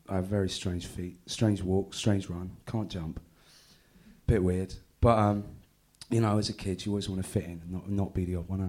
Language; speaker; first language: English; native; English